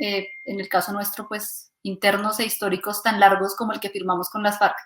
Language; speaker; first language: Spanish; native; Spanish